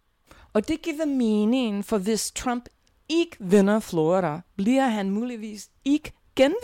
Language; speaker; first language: Danish; non-native, fluent; English